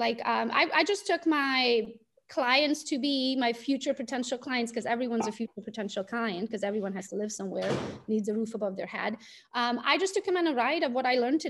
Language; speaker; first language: English; non-native, fluent; Romanian